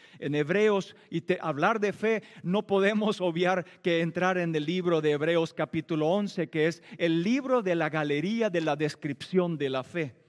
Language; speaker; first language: Spanish; non-native, local second language; Plautdietsch